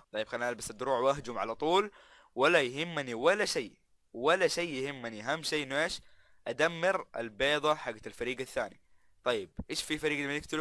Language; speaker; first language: Arabic; native; Arabic